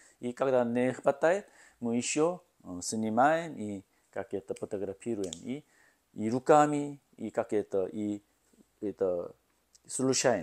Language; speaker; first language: Russian; non-native, learner; Korean